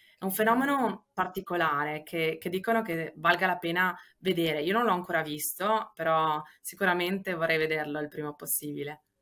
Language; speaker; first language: Italian; native; Italian